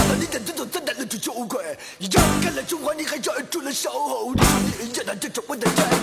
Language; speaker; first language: Chinese; native; Chinese